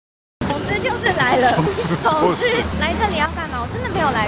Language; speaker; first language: Chinese; native; Chinese